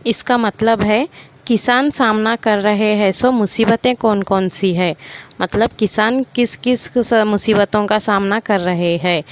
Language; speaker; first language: Hindi; non-native, local second language; Kannada